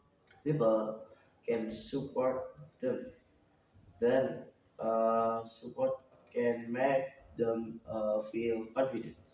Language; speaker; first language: English; non-native, learner; Indonesian